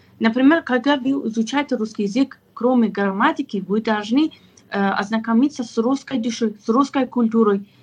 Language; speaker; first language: Russian; non-native, fluent; Persian